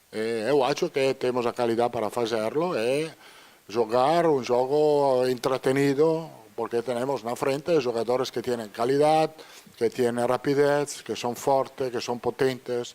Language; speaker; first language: Portuguese; non-native, fluent; Italian